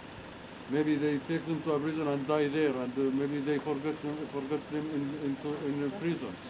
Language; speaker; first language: English; non-native, learner; Arabic